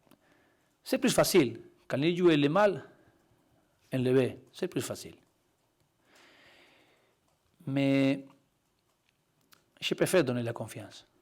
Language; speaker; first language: French; non-native, learner; Spanish